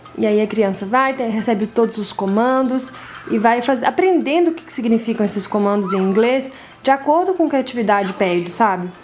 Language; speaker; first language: Portuguese; native; Portuguese